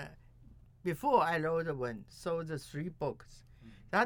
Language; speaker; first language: English; non-native, learner; Chinese